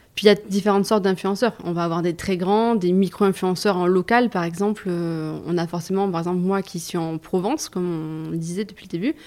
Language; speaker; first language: French; native; French